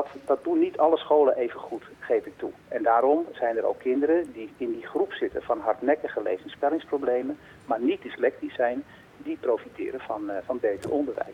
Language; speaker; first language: Dutch; native; Dutch